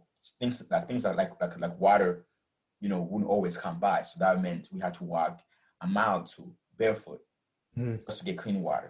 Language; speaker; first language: English; early bilingual, other home language; Rundi